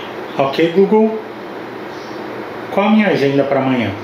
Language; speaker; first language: Portuguese; native; Portuguese